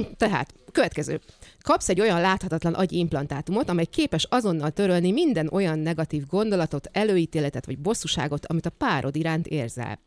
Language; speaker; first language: Hungarian; native; Hungarian